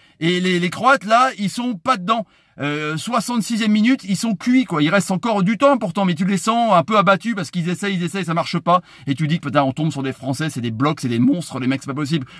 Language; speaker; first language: French; native; French